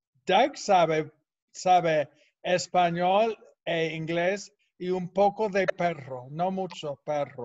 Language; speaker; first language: Spanish; non-native, fluent; English